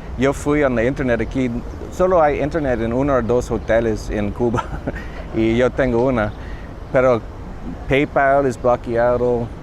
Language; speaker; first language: Spanish; non-native, learner; English